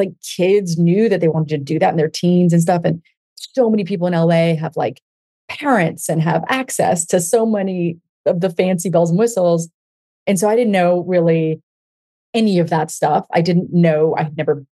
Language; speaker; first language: English; native; English